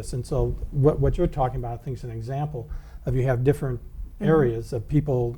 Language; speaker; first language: English; native; English